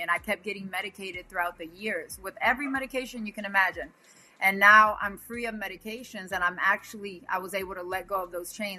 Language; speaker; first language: English; early bilingual, other home language; Spanish